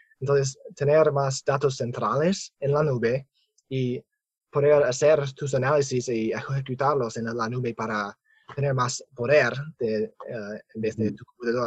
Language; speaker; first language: Spanish; non-native, fluent; English